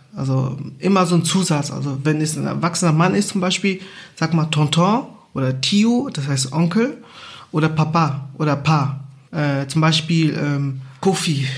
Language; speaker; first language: German; non-native, fluent; Portuguese